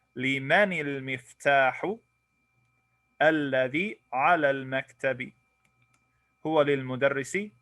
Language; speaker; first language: Arabic; non-native, fluent; English